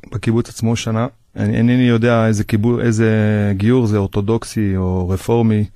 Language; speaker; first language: Hebrew; native; Hebrew